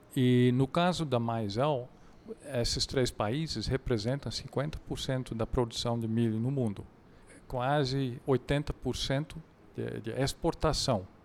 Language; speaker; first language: Portuguese; non-native, fluent; Dutch